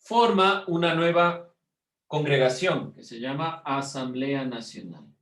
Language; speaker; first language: Spanish; native; Spanish